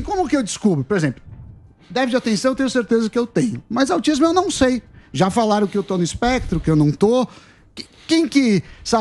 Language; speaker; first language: Portuguese; native; Portuguese